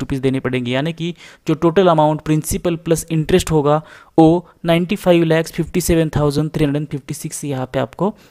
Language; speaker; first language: Hindi; non-native, local second language; Marathi